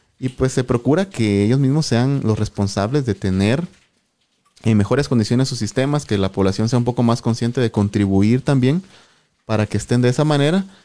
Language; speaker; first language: Spanish; native; Spanish